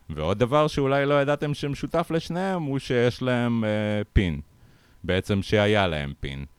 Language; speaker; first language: Hebrew; early bilingual, other home language; Russian